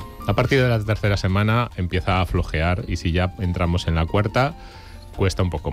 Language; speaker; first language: Spanish; native; Spanish